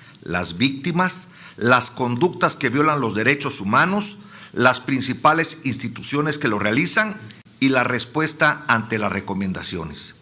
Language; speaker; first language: Spanish; native; Spanish